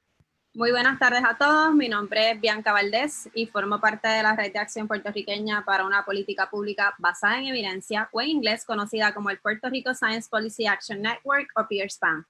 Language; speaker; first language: Spanish; native; Spanish